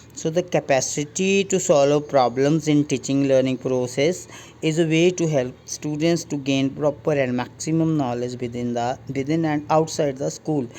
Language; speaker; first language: English; non-native, local second language; Punjabi